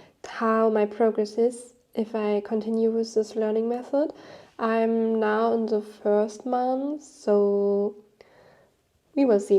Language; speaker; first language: English; non-native, fluent; German